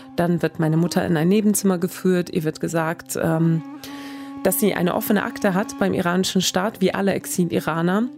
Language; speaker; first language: German; early bilingual, other home language; Swedish